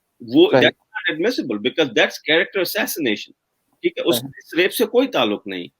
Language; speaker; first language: Urdu; native; Urdu